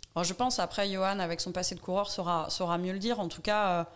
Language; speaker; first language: French; native; French